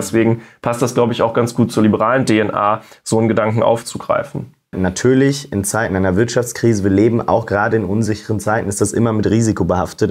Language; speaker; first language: German; native; German